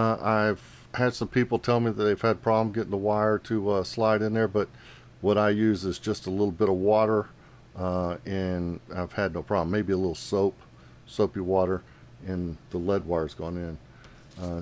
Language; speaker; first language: English; native; English